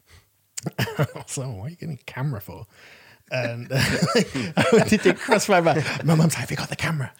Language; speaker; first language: English; native; English